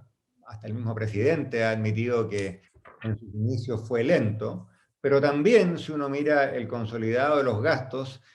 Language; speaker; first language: Spanish; native; Spanish